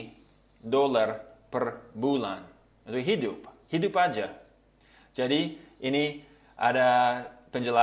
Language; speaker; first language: Indonesian; non-native, fluent; English